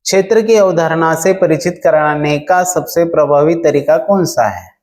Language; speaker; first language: Hindi; non-native, local second language; Marathi